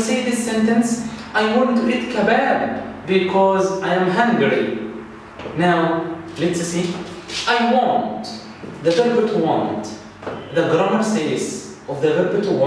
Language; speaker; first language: English; non-native, fluent; Arabic